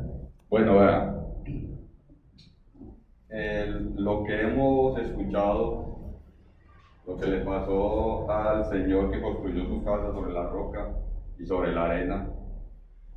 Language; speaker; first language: Spanish; native; Spanish